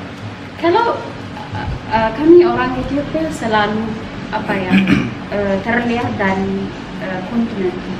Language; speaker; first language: Indonesian; non-native, learner; Amharic